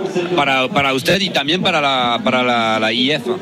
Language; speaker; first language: Spanish; non-native, learner; French